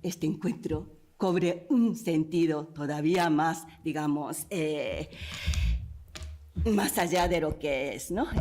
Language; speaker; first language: Spanish; non-native, fluent; Japanese